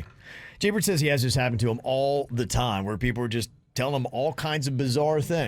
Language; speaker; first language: English; native; English